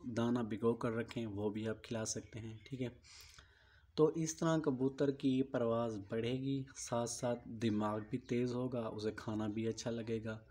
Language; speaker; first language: Urdu; non-native, local second language; Punjabi